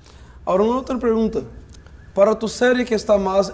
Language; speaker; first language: Spanish; non-native, fluent; Portuguese